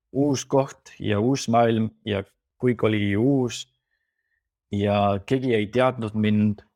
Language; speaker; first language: Estonian; non-native, fluent; Spanish